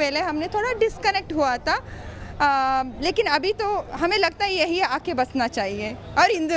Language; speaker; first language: Hindi; early bilingual, heritage; Hindi